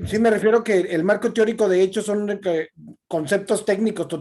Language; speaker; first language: Spanish; native; Spanish